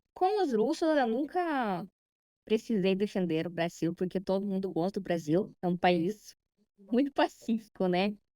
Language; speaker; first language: Portuguese; non-native, fluent; Russian